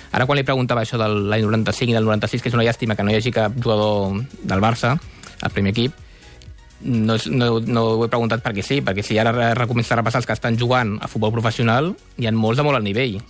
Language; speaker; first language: Catalan; native; Catalan